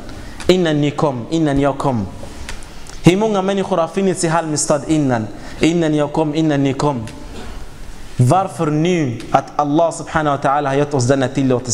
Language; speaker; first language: Swedish; non-native, fluent; Arabic